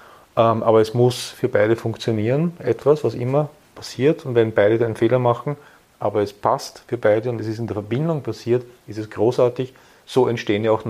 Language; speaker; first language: German; native; German